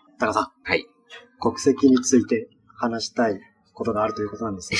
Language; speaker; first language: Japanese; native; Japanese